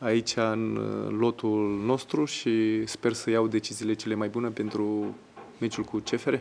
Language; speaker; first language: Romanian; non-native, fluent; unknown